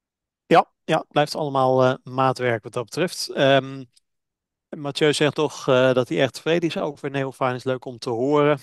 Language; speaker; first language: Dutch; native; Dutch